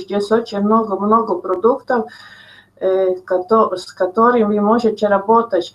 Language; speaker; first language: Russian; non-native, local second language; Latvian